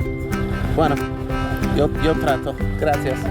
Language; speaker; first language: Spanish; non-native, learner; English